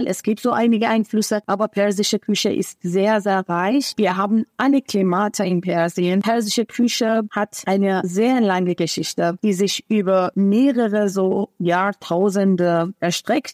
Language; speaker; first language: German; non-native, fluent; Persian